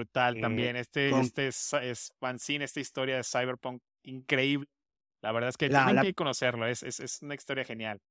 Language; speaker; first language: Spanish; native; Spanish